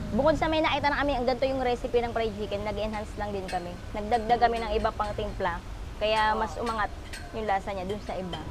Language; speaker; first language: Filipino; native; Filipino